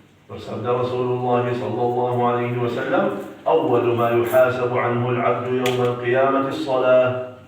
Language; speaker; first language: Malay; non-native, fluent; Arabic